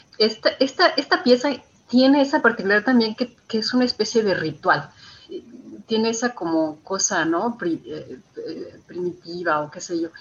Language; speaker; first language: Spanish; native; Spanish